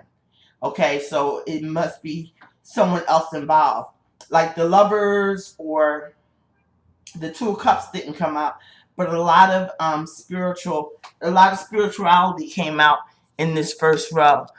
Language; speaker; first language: English; native; English